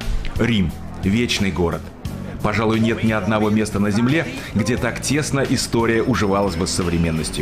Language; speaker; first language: Russian; native; Russian